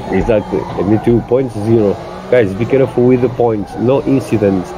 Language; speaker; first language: English; non-native, fluent; Portuguese